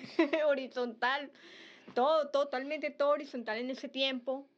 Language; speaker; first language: Spanish; native; Spanish